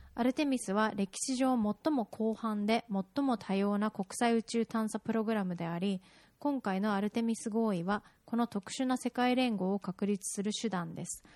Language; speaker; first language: Japanese; early bilingual, heritage; Japanese